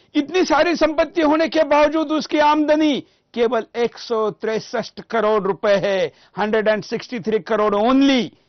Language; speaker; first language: Hindi; non-native, local second language; Marathi